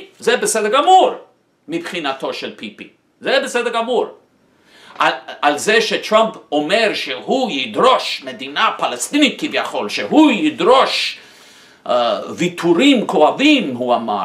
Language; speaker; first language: Hebrew; non-native, fluent; English